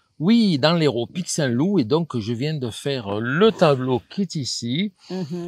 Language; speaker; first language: French; native; French